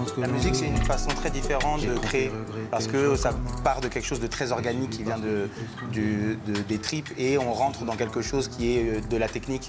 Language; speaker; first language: French; native; French